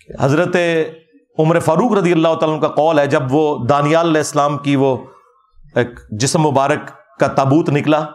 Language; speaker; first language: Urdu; non-native, local second language; Punjabi